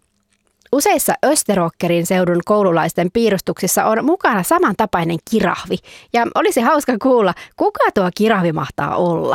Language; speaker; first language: Finnish; native; Finnish